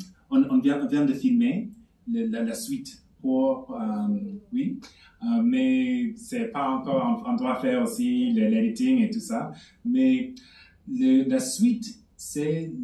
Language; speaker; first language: French; non-native, fluent; English